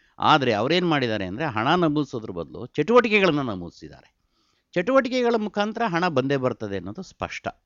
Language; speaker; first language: Kannada; native; Kannada